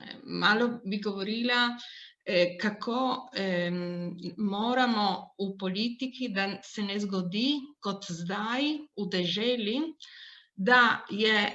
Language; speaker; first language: Slovenian; non-native, local second language; Italian